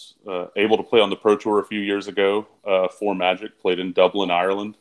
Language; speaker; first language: English; native; English